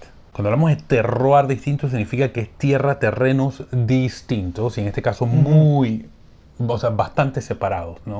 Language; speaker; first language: Spanish; native; Spanish